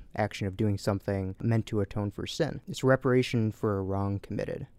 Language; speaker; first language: English; native; English